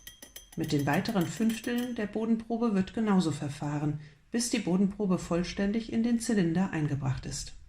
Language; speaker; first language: German; native; German